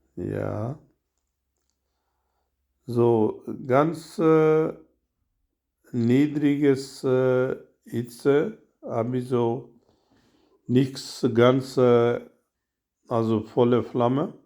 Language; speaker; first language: German; non-native, learner; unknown